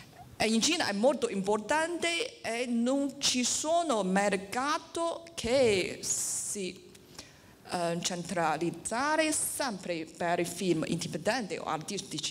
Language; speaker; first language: Italian; non-native, learner; Chinese